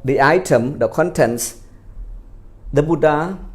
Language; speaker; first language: English; non-native, fluent; Khmer